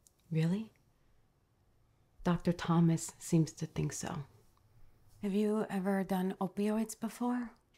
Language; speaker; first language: English; native; English